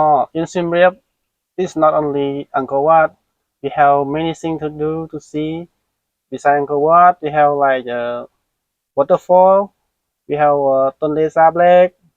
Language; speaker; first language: English; non-native, learner; Khmer